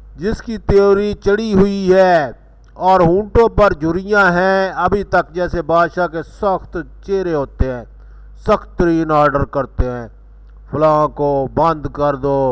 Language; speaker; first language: Urdu; non-native, local second language; Punjabi